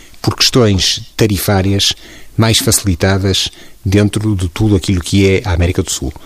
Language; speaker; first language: Portuguese; native; Portuguese